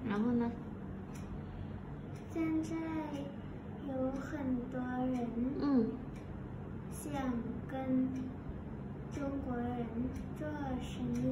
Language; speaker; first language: Chinese; non-native, learner; Thai